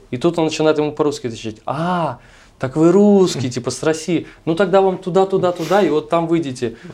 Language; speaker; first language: Russian; native; Russian